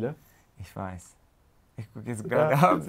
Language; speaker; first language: German; non-native, fluent; Hungarian